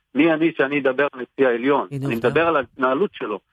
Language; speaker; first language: Hebrew; early bilingual, other home language; Turkish